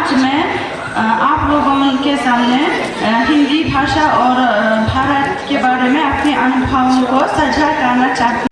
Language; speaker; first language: Hindi; non-native, fluent; Uzbek